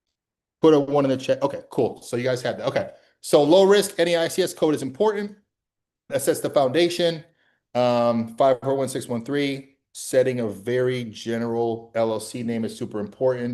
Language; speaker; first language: English; native; English